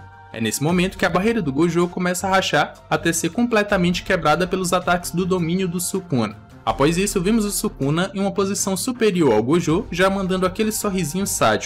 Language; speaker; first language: Portuguese; native; Portuguese